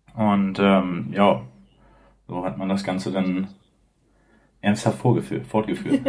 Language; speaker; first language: German; native; German